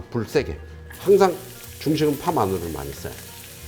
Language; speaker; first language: Korean; native; Korean